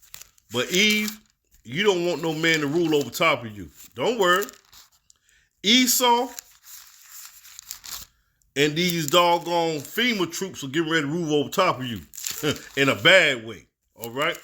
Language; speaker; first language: English; native; English